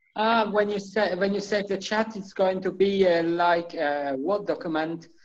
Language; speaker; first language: English; non-native, fluent; German